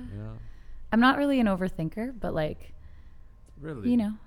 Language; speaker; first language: English; native; English